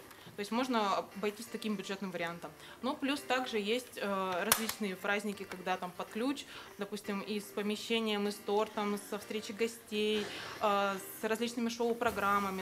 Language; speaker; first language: Russian; native; Russian